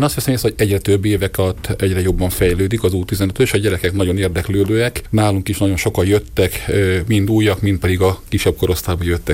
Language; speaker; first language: Hungarian; native; Hungarian